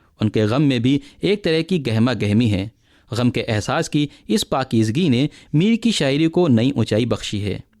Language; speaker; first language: Urdu; native; Urdu